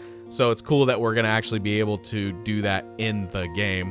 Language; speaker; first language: English; native; English